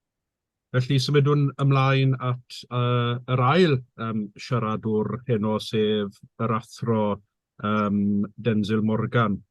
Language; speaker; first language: Welsh; native; Welsh